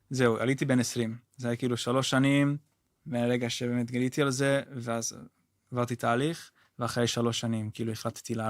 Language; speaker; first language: Hebrew; non-native, fluent; Dutch